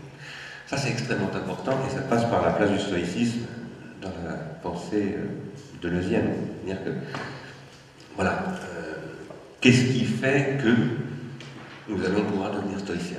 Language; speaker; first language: French; native; French